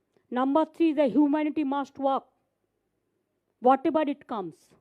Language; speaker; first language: English; non-native, local second language; Bangla